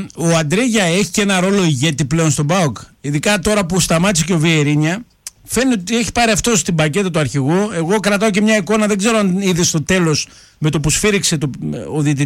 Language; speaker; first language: Greek; native; Greek